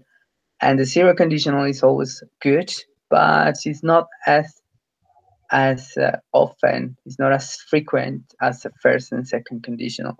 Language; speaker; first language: English; non-native, fluent; Spanish